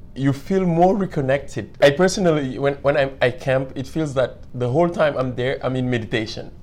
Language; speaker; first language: English; non-native, fluent; Wolof